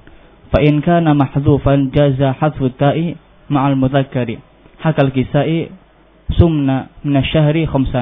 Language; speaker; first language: Arabic; non-native, fluent; Indonesian